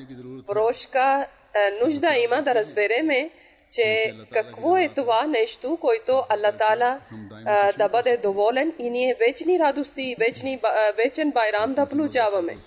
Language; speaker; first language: Bulgarian; non-native, local second language; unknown